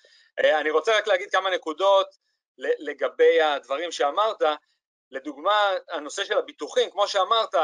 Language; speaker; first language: Hebrew; native; Hebrew